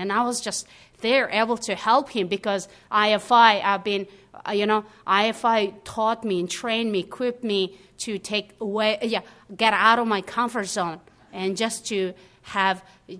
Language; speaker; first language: English; non-native, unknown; Mongolian